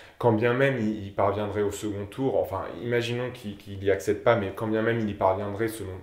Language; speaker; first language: French; native; French